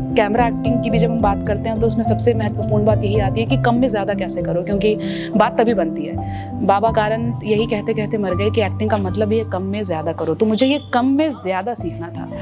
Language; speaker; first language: Hindi; native; Hindi